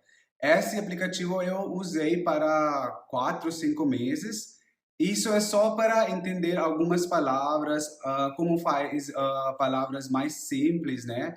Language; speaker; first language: Portuguese; non-native, learner; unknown